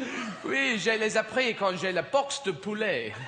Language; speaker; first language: French; non-native, learner; English